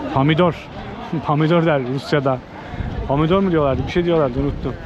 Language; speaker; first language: Turkish; native; Turkish